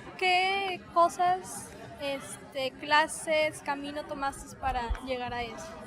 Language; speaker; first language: Spanish; early bilingual, heritage; Spanish